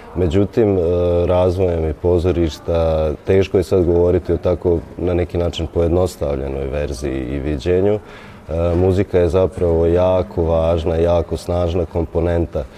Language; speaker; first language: Serbian; native; Serbian